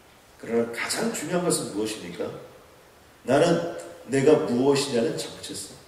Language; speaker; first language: Korean; native; Korean